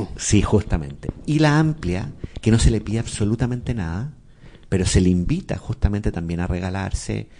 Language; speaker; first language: Spanish; native; Spanish